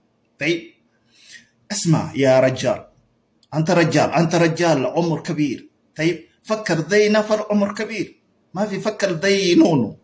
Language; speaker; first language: Arabic; non-native, learner; Ganda